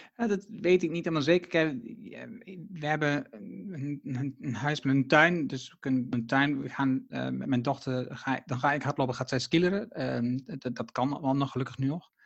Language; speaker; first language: Dutch; native; Dutch